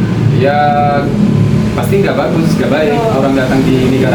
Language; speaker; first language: Indonesian; non-native, fluent; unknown